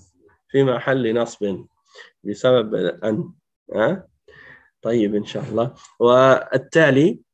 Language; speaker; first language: Arabic; non-native, fluent; French